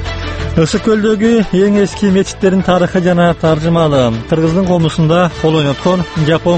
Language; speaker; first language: Kyrgyz; native; Kyrgyz